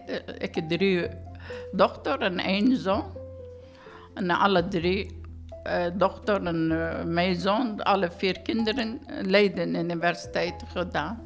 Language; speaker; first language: Dutch; non-native, learner; Turkish